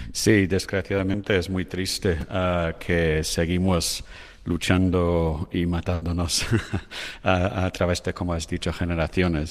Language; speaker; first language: Spanish; non-native, fluent; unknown